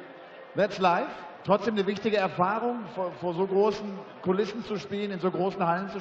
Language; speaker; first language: German; native; German